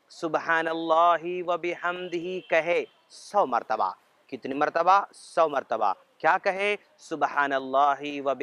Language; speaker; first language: Urdu; native; Urdu